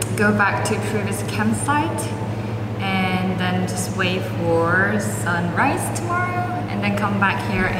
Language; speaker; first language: English; non-native, fluent; Korean